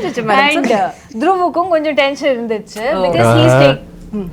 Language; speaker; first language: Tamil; non-native, fluent; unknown